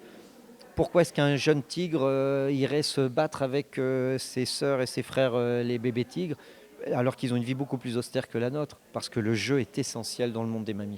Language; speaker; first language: French; native; French